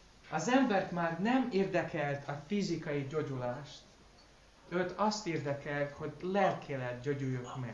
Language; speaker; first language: Hungarian; non-native, learner; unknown